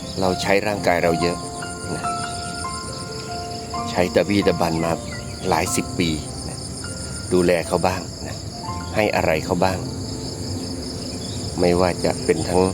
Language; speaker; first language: Thai; native; Thai